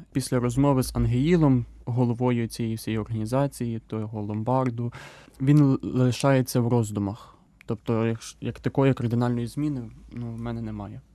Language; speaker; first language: Ukrainian; native; Ukrainian